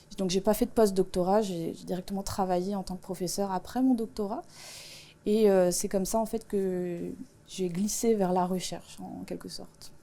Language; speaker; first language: French; non-native, local second language; Swiss German